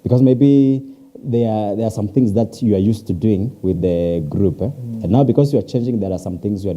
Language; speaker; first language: English; non-native, local second language; Swahili